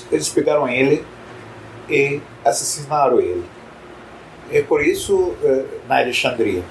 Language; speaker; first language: Portuguese; non-native, fluent; Arabic